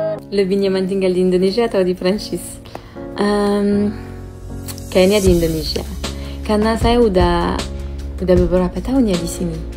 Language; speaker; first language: Indonesian; non-native, fluent; French